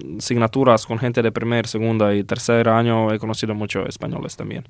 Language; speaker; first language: Spanish; non-native, learner; Croatian